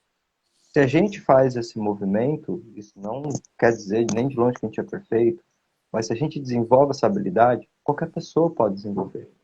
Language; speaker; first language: Portuguese; native; Portuguese